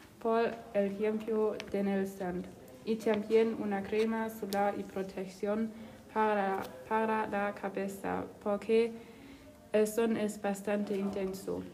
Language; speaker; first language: Spanish; non-native, learner; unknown